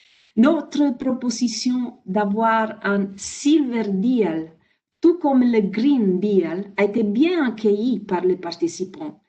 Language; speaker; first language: French; non-native, fluent; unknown